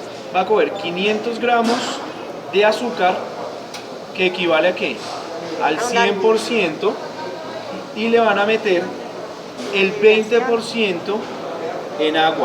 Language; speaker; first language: Spanish; native; Spanish